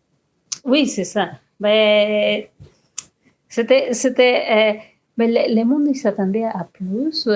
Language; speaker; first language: French; non-native, fluent; Spanish